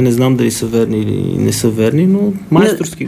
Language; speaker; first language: Bulgarian; native; Bulgarian